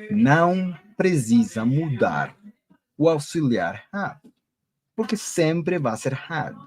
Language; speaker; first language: Portuguese; non-native, learner; Spanish